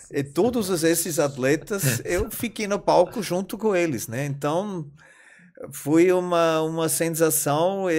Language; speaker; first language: Portuguese; non-native, fluent; German